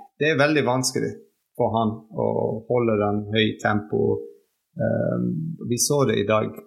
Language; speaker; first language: Norwegian; non-native, fluent; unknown